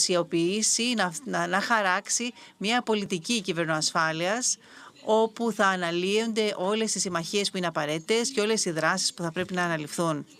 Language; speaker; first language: Greek; native; Greek